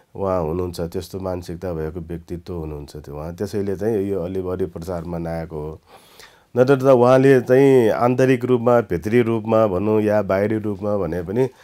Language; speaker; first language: Nepali; non-native, local second language; Newari